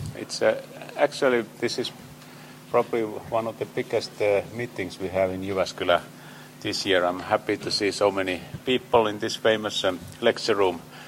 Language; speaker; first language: English; non-native, fluent; Finnish